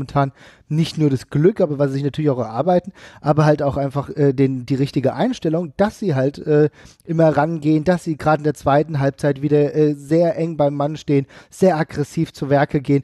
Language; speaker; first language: German; native; German